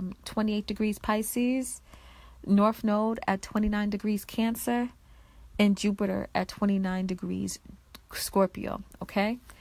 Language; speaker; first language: English; native; English